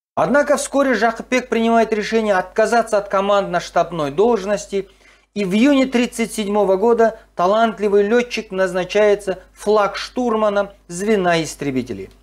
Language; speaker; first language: Russian; non-native, local second language; Kazakh